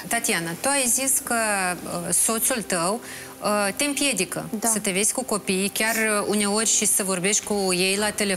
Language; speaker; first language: Romanian; native; Romanian